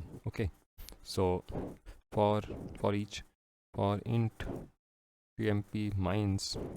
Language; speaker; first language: English; non-native, local second language; Hindi